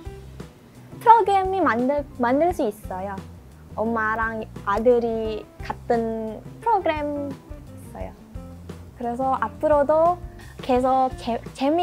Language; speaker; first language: Korean; non-native, learner; Indonesian